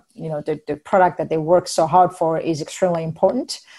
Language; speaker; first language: English; non-native, fluent; Rundi